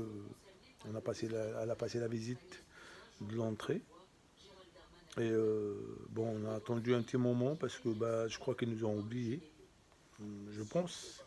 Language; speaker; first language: French; native; French